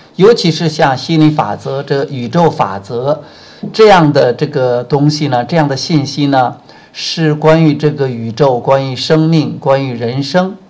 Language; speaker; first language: Chinese; native; Chinese